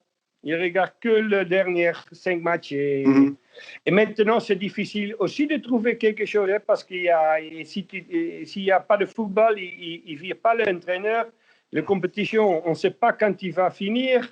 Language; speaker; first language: French; non-native, learner; Dutch